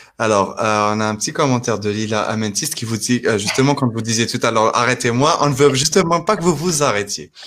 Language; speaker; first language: French; non-native, local second language; Arabic